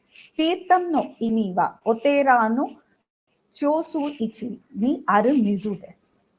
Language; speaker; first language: Japanese; non-native, fluent; Tamil